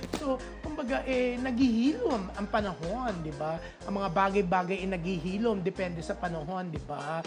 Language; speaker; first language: Filipino; native; Filipino